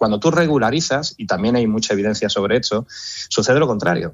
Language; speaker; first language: Spanish; native; Spanish